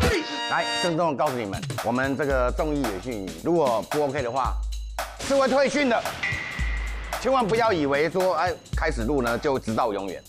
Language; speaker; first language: Chinese; native; Chinese